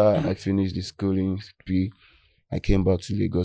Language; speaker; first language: English; non-native, local second language; Yoruba